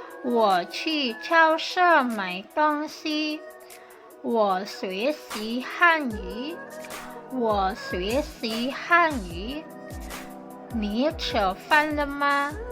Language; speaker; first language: Chinese; non-native, fluent; Indonesian